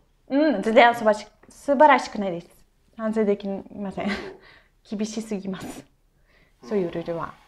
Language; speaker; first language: Japanese; non-native, fluent; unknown